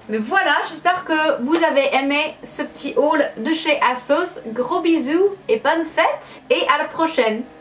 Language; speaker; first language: French; non-native, fluent; English